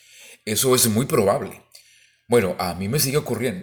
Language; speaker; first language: Spanish; native; Spanish